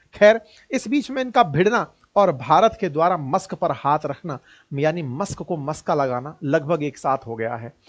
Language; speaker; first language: Hindi; native; Hindi